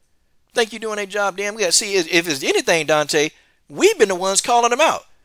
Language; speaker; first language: English; native; English